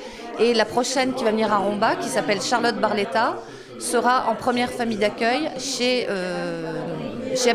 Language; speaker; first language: French; native; French